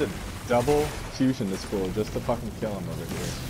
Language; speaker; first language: English; native; English